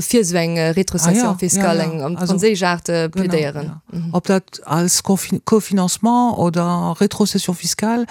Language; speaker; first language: Luxembourgish; non-native, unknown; French